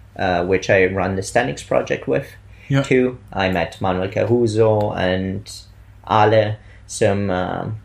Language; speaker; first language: English; non-native, fluent; Italian